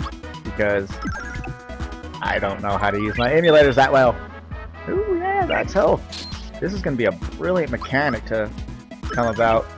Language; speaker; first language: English; native; English